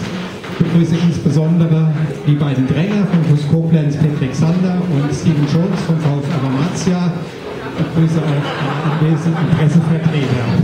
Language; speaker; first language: German; native; German